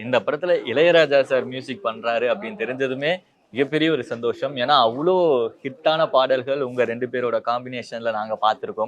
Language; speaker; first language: Tamil; native; Tamil